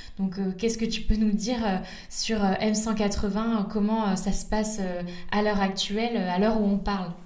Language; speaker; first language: French; native; French